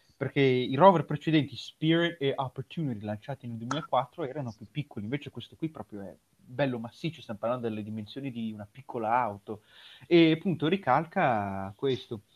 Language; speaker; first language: Italian; native; Italian